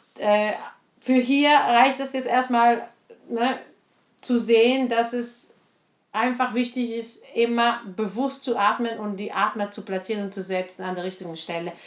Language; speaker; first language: German; non-native, fluent; Italian